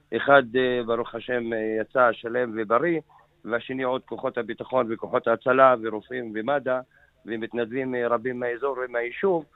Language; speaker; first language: Hebrew; non-native, local second language; Arabic